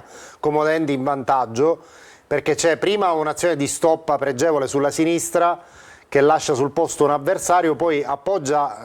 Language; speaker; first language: Italian; native; Italian